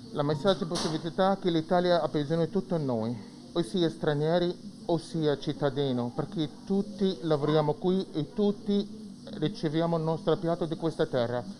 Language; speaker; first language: Italian; non-native, fluent; Arabic